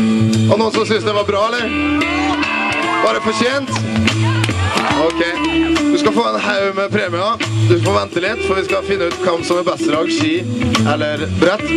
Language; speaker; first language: Norwegian; native; Norwegian